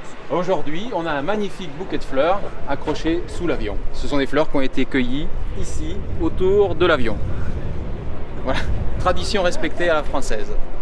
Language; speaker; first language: French; native; French